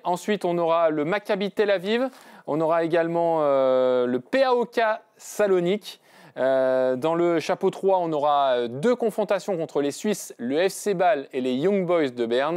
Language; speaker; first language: French; native; French